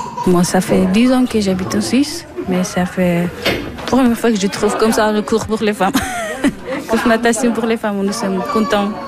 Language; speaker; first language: French; non-native, learner; Persian